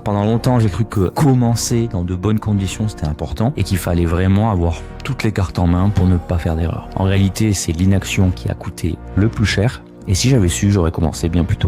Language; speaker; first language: French; native; French